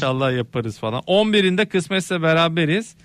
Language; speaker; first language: Turkish; native; Turkish